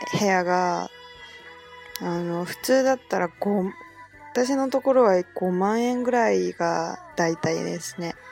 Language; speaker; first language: Japanese; non-native, fluent; Chinese